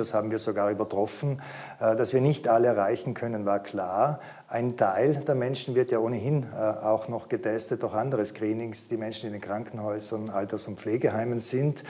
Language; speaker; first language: German; native; German